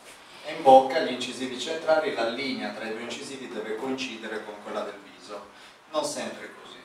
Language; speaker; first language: Italian; native; Italian